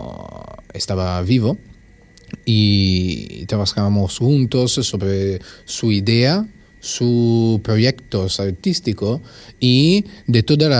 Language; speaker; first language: Spanish; non-native, fluent; Italian